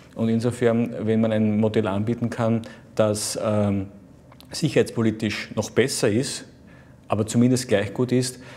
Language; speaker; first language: German; native; German